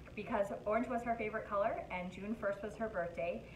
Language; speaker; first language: English; native; English